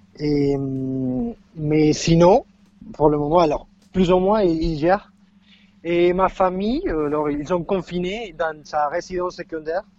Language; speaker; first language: French; non-native, fluent; Spanish